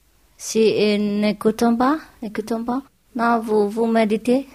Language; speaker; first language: French; non-native, learner; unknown